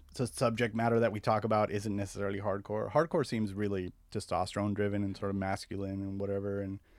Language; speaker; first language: English; early bilingual, other home language; Spanish